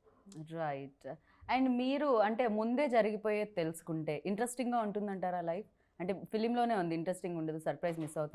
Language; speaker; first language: Telugu; native; Telugu